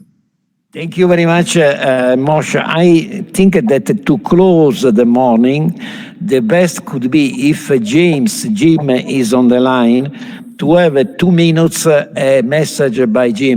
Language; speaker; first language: English; non-native, fluent; Italian